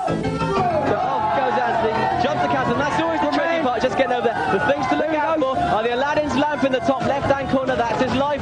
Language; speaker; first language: English; native; English